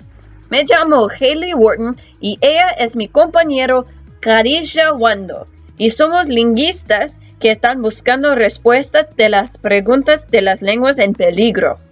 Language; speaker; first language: Spanish; non-native, learner; English